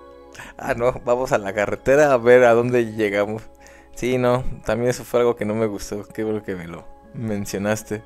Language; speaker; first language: Spanish; native; Spanish